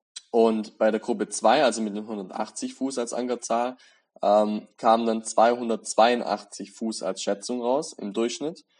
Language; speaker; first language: German; native; German